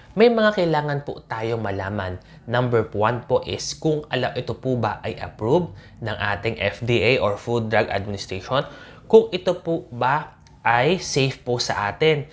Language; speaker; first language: Filipino; native; Filipino